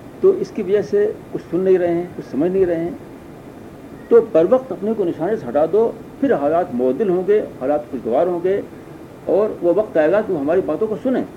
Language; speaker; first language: Urdu; native; Urdu